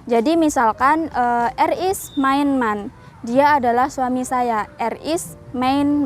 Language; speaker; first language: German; non-native, learner; Indonesian